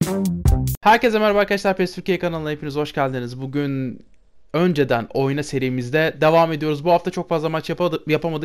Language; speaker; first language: Turkish; native; Turkish